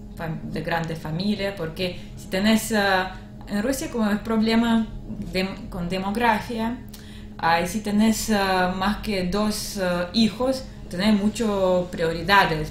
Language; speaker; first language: Spanish; non-native, learner; Russian